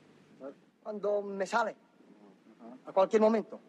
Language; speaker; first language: Spanish; non-native, local second language; Catalan